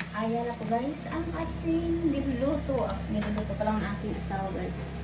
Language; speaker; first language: Filipino; non-native, local second language; Bikol